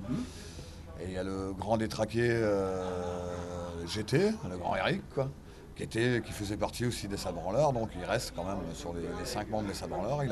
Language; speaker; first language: French; native; French